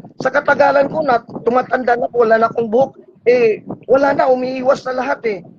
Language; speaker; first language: Filipino; non-native, local second language; Cebuano